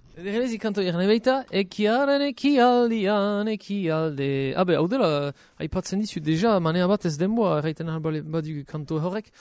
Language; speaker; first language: Basque; native; Basque